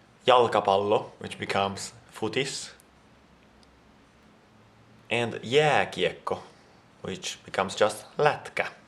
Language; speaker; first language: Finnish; non-native, fluent; Italian